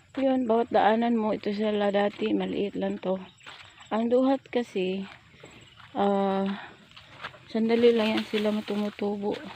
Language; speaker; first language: Filipino; non-native, local second language; Cebuano